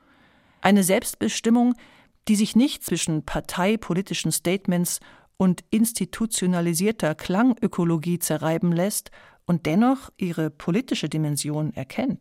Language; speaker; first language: German; native; German